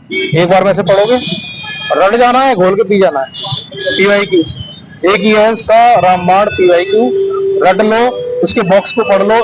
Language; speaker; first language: Hindi; native; Hindi